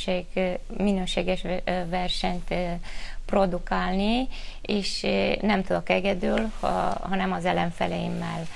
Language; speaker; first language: Hungarian; non-native, fluent; Romanian